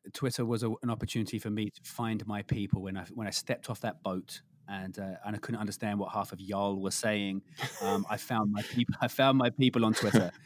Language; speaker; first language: English; native; English